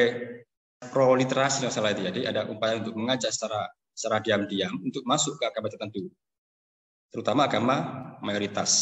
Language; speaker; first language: Indonesian; native; Indonesian